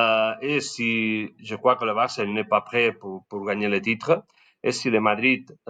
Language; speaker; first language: French; non-native, learner; Spanish